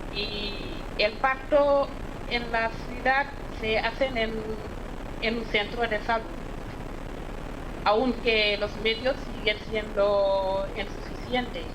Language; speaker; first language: Spanish; non-native, fluent; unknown